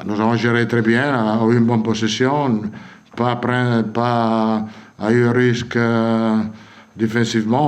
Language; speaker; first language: French; non-native, fluent; Italian